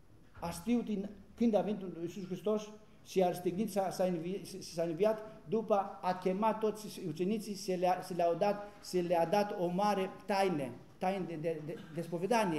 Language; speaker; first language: Romanian; non-native, learner; Greek